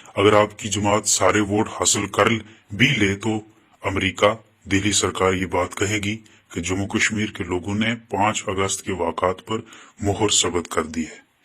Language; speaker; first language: Urdu; non-native, local second language; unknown